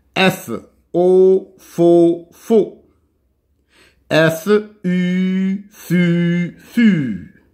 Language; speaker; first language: French; non-native, local second language; Arabic